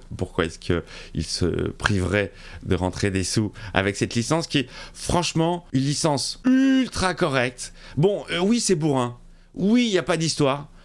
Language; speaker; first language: French; native; French